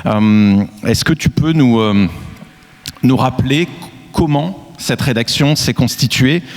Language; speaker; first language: French; native; French